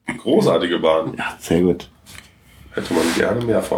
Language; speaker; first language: German; native; German